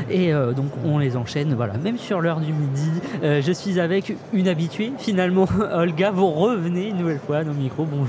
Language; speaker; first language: French; native; French